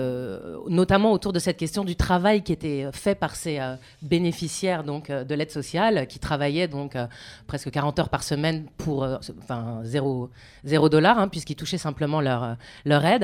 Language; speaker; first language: French; native; French